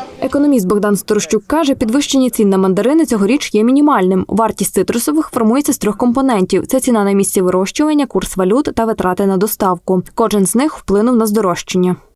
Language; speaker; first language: Ukrainian; native; Ukrainian